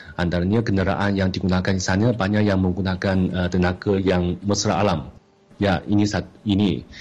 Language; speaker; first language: Malay; non-native, fluent; Chinese